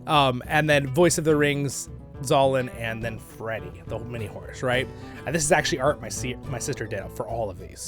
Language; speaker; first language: English; native; English